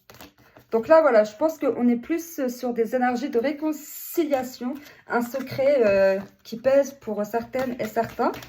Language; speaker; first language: French; native; French